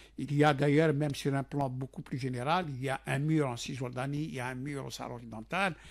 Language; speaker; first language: French; non-native, local second language; Arabic